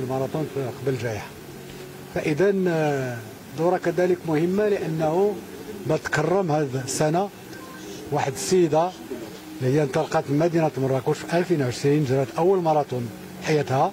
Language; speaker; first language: Arabic; native; Arabic